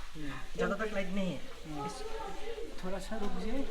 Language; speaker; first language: Hindi; non-native, learner; Bangla